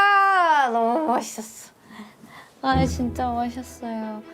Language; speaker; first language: Korean; non-native, fluent; Thai